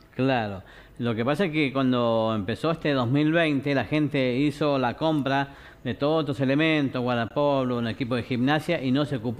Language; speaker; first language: Spanish; native; Spanish